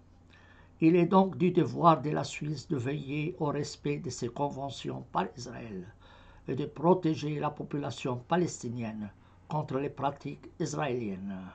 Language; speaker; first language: French; non-native, fluent; Arabic